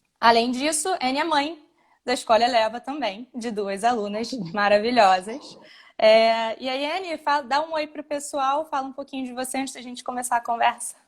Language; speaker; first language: Portuguese; native; Portuguese